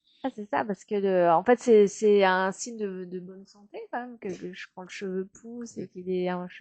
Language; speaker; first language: French; native; French